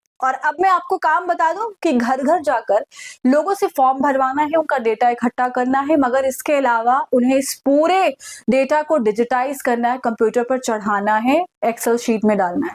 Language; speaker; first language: Hindi; native; Hindi